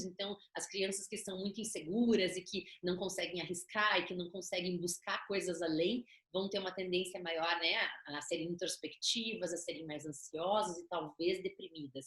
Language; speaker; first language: Portuguese; native; Portuguese